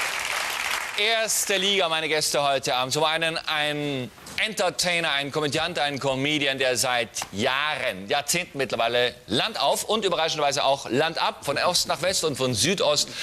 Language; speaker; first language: German; native; German